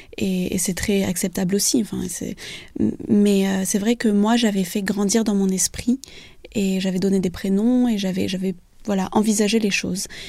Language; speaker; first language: French; early bilingual, other home language; Vietnamese